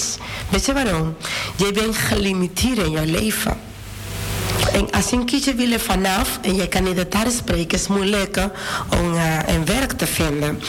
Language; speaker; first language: Dutch; non-native, fluent; Spanish